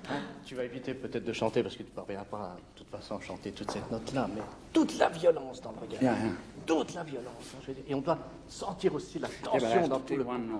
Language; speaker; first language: French; native; French